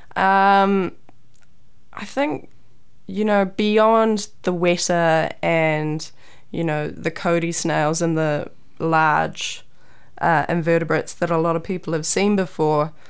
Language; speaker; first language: English; native; English